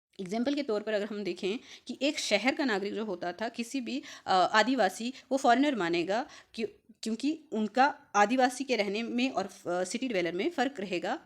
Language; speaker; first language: Hindi; native; Hindi